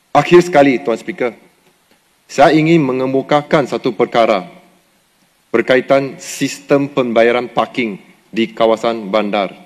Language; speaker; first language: Malay; non-native, local second language; Chinese